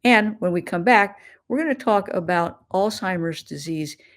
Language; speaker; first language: English; native; English